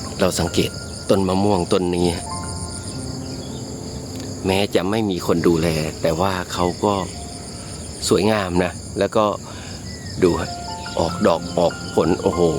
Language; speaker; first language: Thai; native; Thai